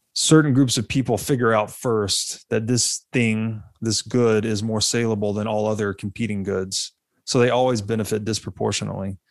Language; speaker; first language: English; native; English